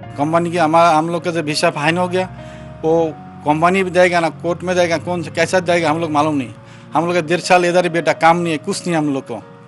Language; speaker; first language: Hindi; non-native, local second language; Malayalam